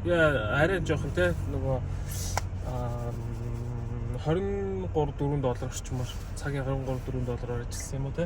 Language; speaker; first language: Mongolian; native; Mongolian